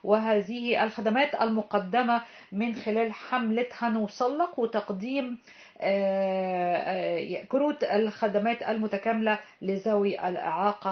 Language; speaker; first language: Arabic; native; Arabic